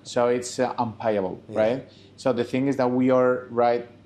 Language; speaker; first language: English; non-native, fluent; Spanish